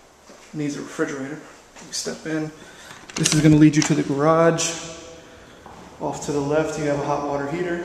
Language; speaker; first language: English; native; English